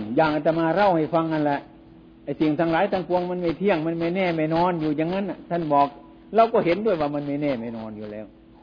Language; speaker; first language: Thai; non-native, local second language; Northeastern Thai